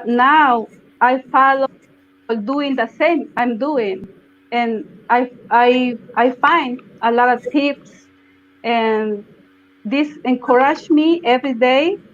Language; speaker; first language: English; non-native, learner; Spanish